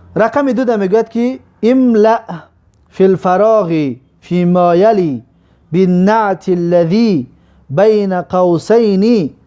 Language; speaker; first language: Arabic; non-native, fluent; Persian